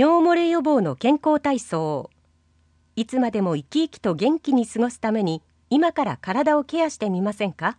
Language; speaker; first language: Japanese; native; Japanese